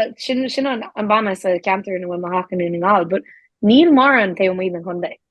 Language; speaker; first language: Irish; native; Irish